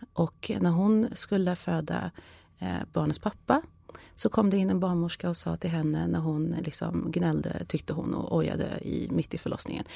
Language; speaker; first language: Swedish; early bilingual, other home language; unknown